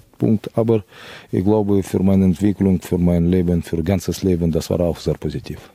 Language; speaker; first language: German; non-native, fluent; Russian